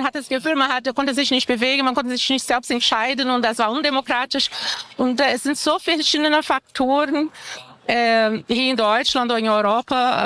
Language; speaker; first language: German; non-native, fluent; Portuguese